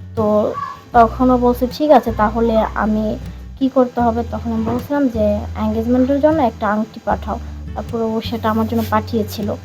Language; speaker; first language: Bangla; native; Bangla